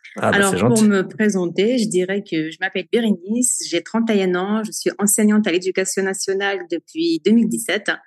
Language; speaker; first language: French; non-native, local second language; Arabic